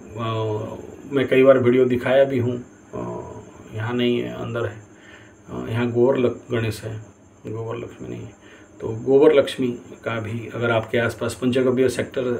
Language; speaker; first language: Hindi; non-native, local second language; Odia